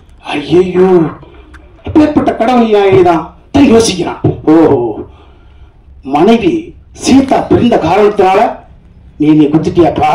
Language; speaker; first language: Tamil; native; Tamil